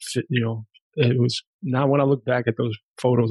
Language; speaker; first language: English; early bilingual, other home language; German